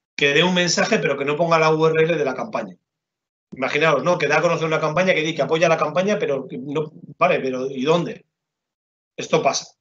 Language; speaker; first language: Spanish; native; Spanish